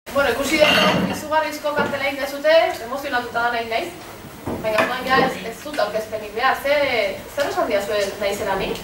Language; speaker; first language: Basque; native; Basque